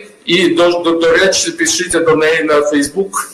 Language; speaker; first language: Ukrainian; non-native, fluent; Georgian